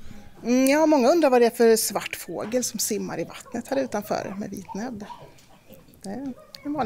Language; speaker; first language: Swedish; native; Swedish